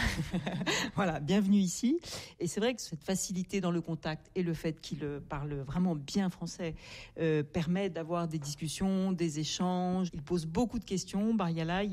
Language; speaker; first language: French; native; French